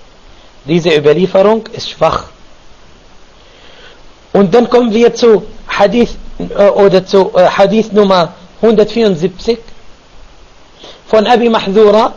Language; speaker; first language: German; non-native, fluent; Arabic